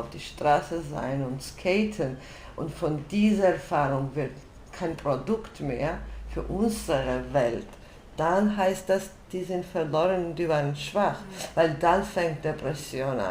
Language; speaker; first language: German; non-native, fluent; Georgian